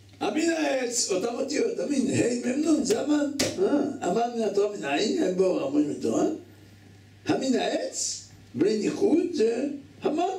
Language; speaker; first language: Hebrew; native; Hebrew